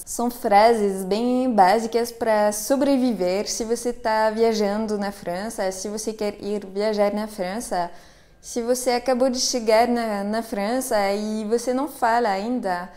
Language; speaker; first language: Portuguese; non-native, fluent; French